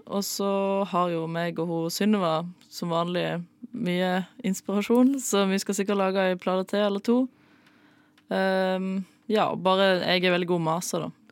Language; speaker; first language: Norwegian; native; Norwegian